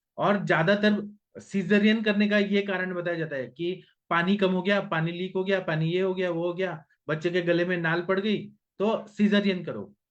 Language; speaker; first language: Hindi; non-native, local second language; Marathi